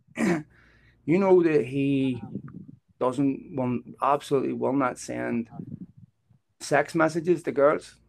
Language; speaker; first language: English; native; English